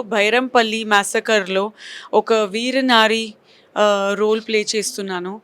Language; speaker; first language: Telugu; non-native, fluent; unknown